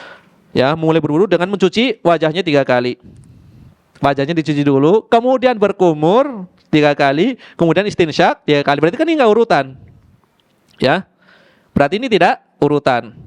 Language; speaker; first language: Indonesian; native; Indonesian